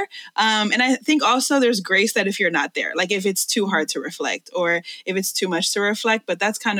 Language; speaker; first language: English; early bilingual, other home language; Spanish